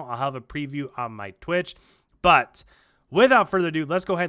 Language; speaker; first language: English; native; English